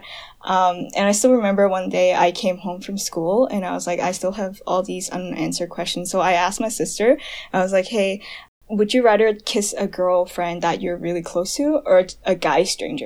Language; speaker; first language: English; non-native, local second language; Cantonese